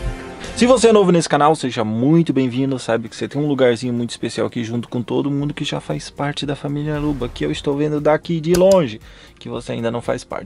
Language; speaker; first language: Portuguese; native; Portuguese